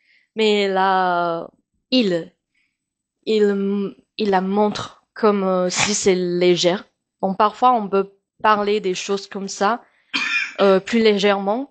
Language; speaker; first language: French; non-native, fluent; Chinese